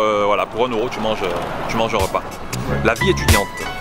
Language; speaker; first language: French; native; French